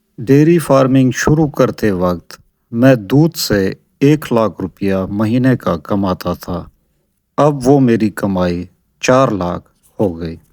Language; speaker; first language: Urdu; non-native, local second language; Saraiki